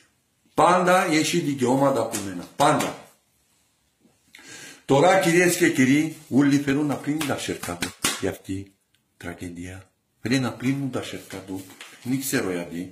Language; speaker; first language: Greek; non-native, learner; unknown